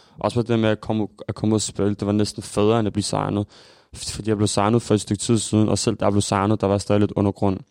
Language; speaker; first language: Danish; early bilingual, other home language; Albanian